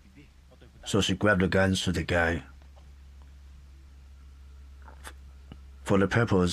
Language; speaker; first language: English; non-native, local second language; Cantonese